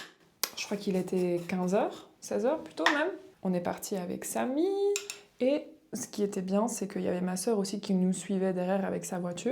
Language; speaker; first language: French; native; French